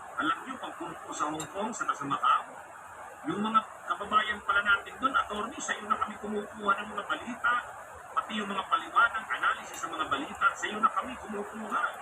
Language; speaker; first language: Filipino; non-native, local second language; Bikol